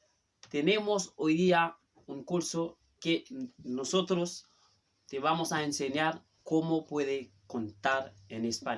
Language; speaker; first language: Spanish; non-native, fluent; Haitian Creole